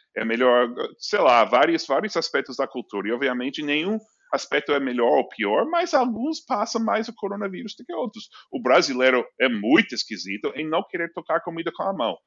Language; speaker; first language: Portuguese; non-native, fluent; English